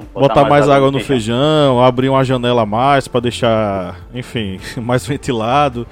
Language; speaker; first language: Portuguese; native; Portuguese